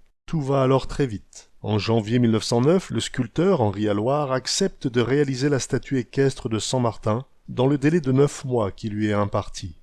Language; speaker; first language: French; native; French